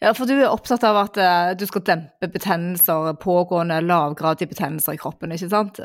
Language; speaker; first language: Norwegian; native; Norwegian